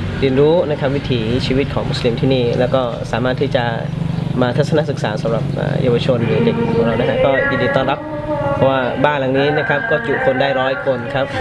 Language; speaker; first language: Thai; native; Thai